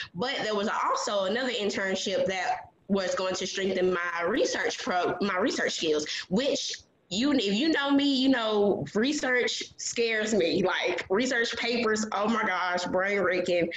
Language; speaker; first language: English; native; English